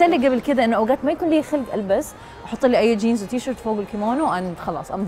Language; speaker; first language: Arabic; native; Arabic